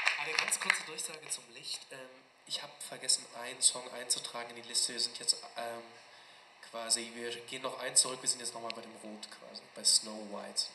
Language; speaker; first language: German; native; German